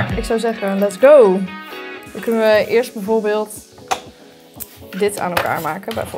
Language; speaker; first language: Dutch; native; Dutch